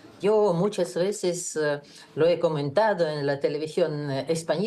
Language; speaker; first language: Spanish; non-native, fluent; Russian